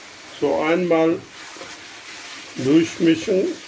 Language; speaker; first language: German; non-native, learner; Urdu